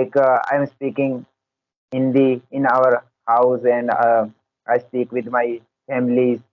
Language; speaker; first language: English; non-native, learner; Hindi